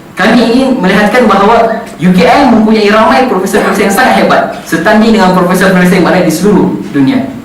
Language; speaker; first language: Malay; non-native, local second language; Central Dusun